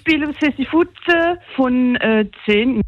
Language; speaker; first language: German; non-native, local second language; French